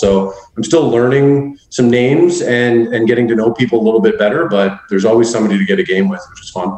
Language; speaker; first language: English; native; English